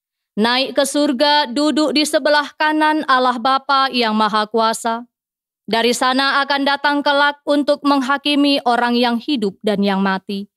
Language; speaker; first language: Indonesian; native; Indonesian